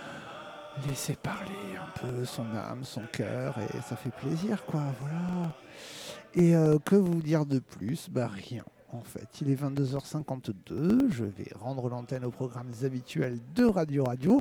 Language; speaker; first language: French; native; French